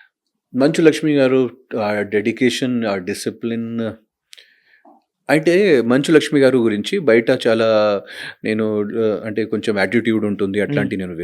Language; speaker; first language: Telugu; non-native, fluent; Hindi